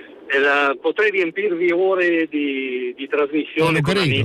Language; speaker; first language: Italian; native; Italian